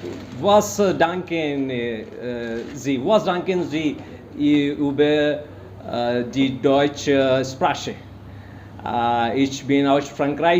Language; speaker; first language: German; non-native, learner; Hindi